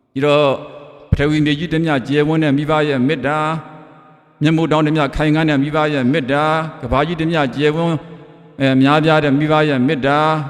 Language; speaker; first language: Burmese; native; Burmese